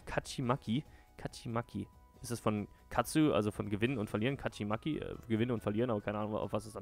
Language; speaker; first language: German; native; German